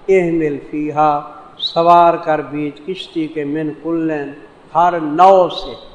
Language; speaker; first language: Urdu; non-native, local second language; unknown